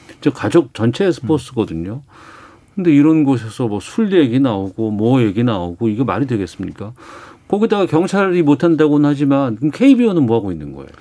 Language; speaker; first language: Korean; native; Korean